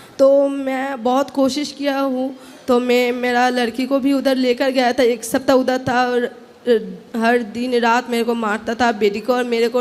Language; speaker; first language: Hindi; non-native, local second language; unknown